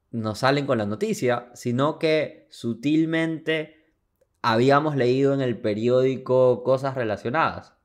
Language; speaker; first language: Spanish; native; Spanish